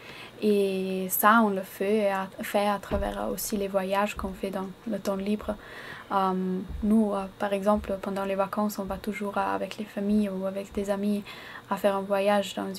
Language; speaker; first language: French; non-native, fluent; Italian